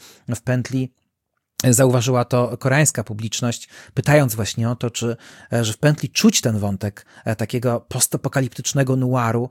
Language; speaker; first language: Polish; native; Polish